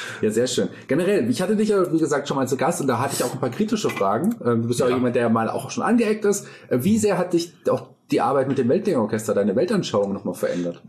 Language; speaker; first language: German; native; German